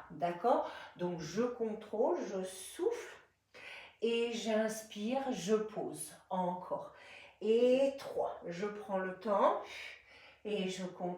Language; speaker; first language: French; native; French